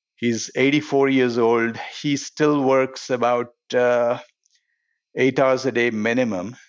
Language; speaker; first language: English; non-native, local second language; Telugu